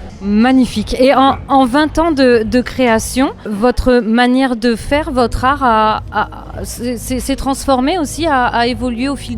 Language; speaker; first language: French; native; French